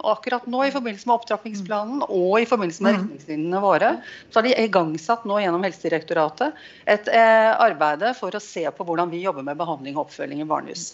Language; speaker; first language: Norwegian; native; Norwegian